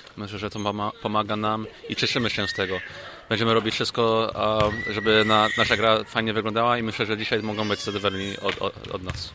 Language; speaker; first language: Polish; early bilingual, heritage; English